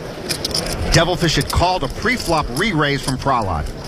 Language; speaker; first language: English; native; English